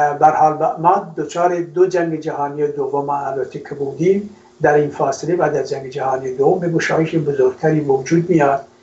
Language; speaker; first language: Persian; non-native, local second language; Kurdish